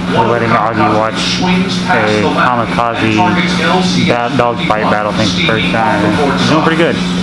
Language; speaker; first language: English; native; English